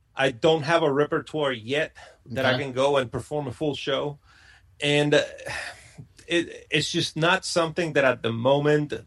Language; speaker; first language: English; non-native, fluent; Spanish